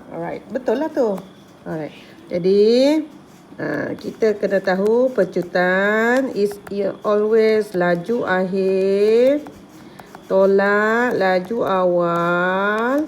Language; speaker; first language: Malay; native; Malay